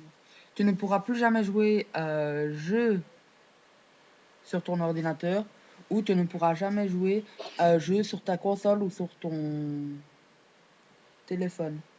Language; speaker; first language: French; native; French